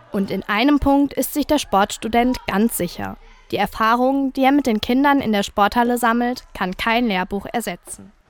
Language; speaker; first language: German; native; German